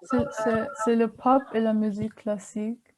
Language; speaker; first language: French; early bilingual, heritage; German